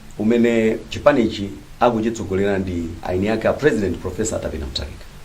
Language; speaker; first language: Nyanja; native; Nyanja